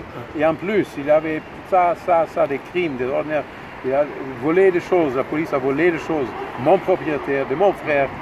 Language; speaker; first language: French; non-native, fluent; German